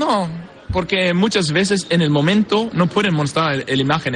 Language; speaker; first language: Spanish; non-native, fluent; Portuguese